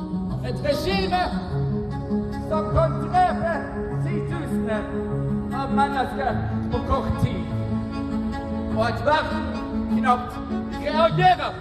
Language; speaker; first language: Norwegian; non-native, fluent; Persian